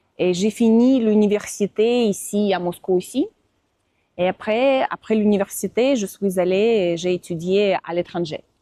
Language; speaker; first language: French; non-native, fluent; Russian